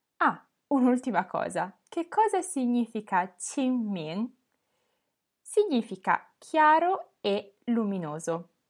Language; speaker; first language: Italian; native; Italian